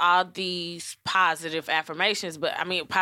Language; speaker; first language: English; native; English